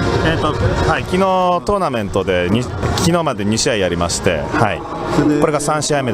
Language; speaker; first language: Japanese; native; Japanese